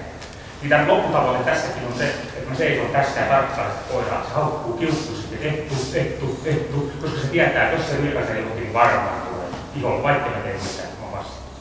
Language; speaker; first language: Finnish; native; Finnish